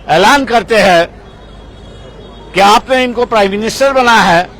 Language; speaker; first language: Hindi; non-native, local second language; Marathi